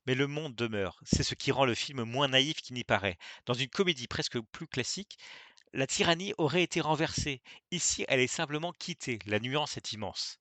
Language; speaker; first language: French; native; French